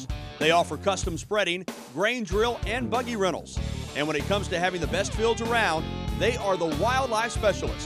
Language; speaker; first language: English; native; English